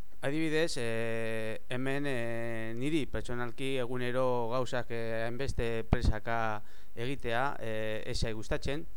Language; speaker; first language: Basque; non-native, learner; Spanish